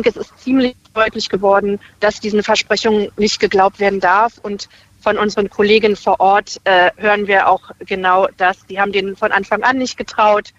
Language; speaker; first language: German; native; German